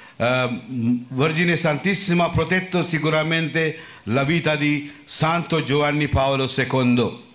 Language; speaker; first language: Italian; non-native, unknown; Sinhala